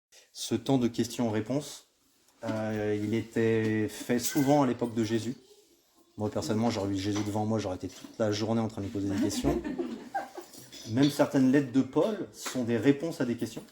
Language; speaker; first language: French; native; French